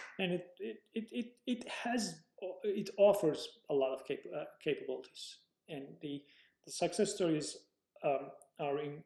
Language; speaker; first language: English; non-native, fluent; Turkish